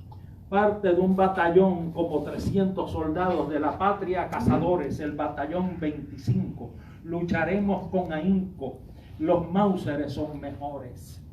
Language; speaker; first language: Spanish; native; Spanish